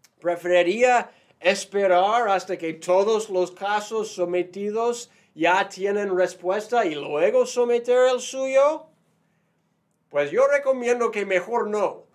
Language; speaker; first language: Spanish; non-native, fluent; English